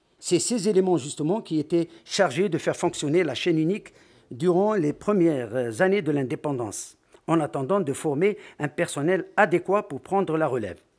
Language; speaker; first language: French; non-native, local second language; Arabic